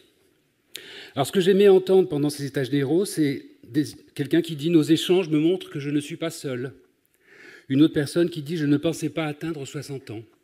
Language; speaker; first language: French; native; French